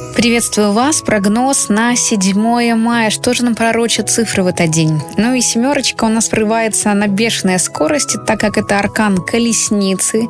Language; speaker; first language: Russian; native; Russian